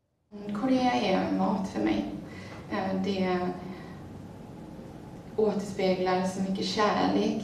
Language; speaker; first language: Swedish; early bilingual, other home language; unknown